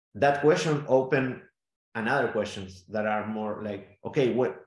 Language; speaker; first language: English; non-native, fluent; Spanish